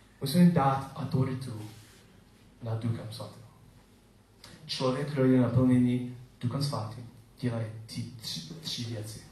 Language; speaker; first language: Czech; non-native, learner; English